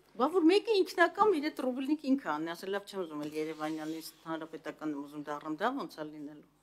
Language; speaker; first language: Armenian; native; Armenian